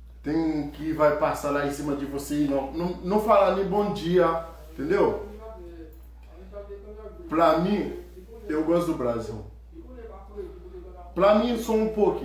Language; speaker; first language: Portuguese; non-native, learner; Haitian Creole